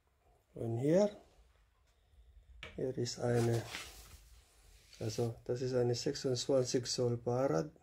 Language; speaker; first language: German; non-native, learner; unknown